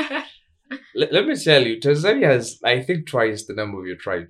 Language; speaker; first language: English; non-native, local second language; Swahili